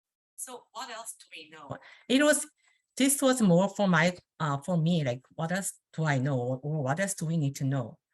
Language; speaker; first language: English; non-native, fluent; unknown